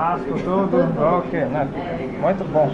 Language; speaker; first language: Portuguese; non-native, learner; English